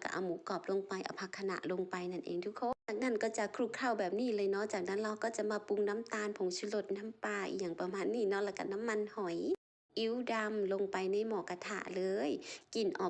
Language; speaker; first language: Thai; non-native, local second language; Lao